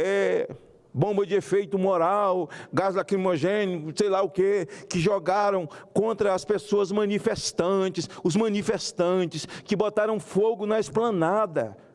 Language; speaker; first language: Portuguese; native; Portuguese